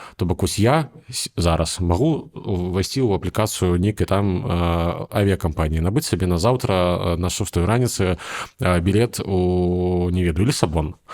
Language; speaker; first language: Belarusian; native; Belarusian